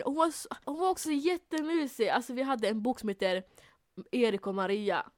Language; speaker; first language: Swedish; early bilingual, other home language; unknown